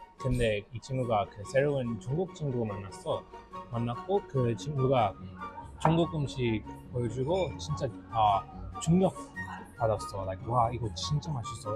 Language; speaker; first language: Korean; non-native, fluent; English